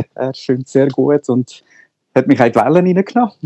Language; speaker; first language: Swiss German; non-native, local second language; Spanish